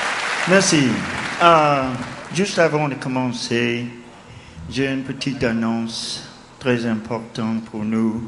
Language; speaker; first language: French; non-native, fluent; English